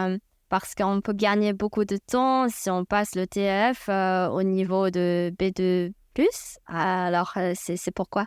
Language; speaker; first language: French; non-native, fluent; Chinese